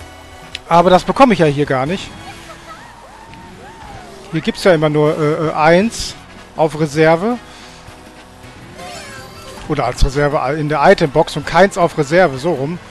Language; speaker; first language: German; native; German